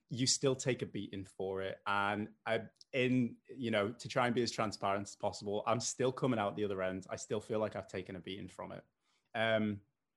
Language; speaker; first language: English; native; English